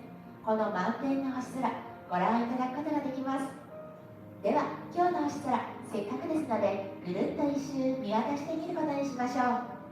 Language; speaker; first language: Japanese; native; Japanese